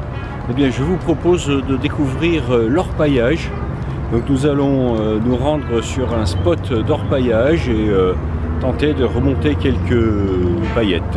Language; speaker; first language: French; native; French